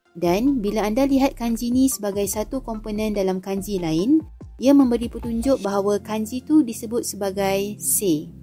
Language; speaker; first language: Malay; native; Malay